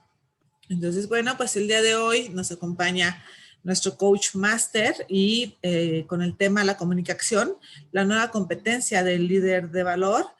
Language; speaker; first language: Spanish; native; Spanish